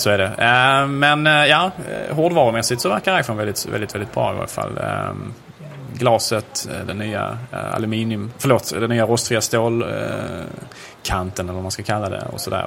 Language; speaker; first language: Swedish; native; Swedish